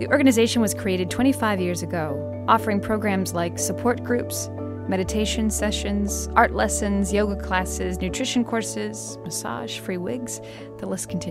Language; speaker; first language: English; native; English